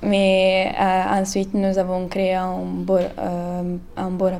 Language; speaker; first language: French; non-native, learner; Italian